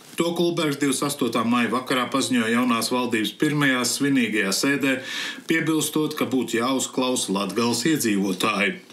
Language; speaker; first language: Latvian; early bilingual, heritage; Latvian